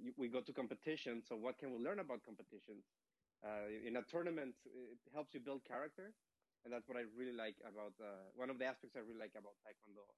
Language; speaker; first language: English; non-native, fluent; Spanish